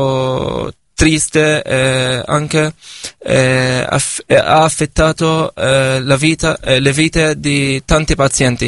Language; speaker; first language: Italian; non-native, fluent; Arabic